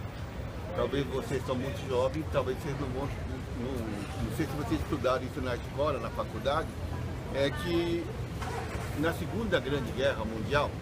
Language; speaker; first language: Portuguese; early bilingual, other home language; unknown